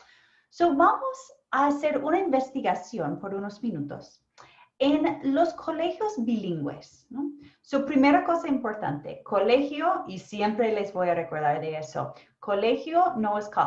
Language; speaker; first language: Spanish; non-native, fluent; English